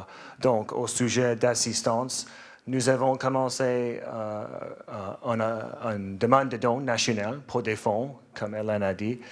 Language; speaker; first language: French; non-native, learner; English